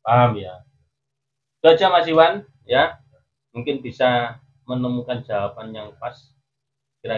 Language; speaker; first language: Indonesian; non-native, local second language; Javanese